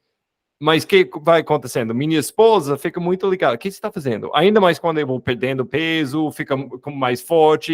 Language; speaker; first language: Portuguese; non-native, fluent; English